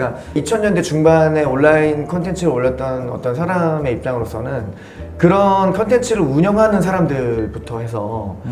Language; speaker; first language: Korean; native; Korean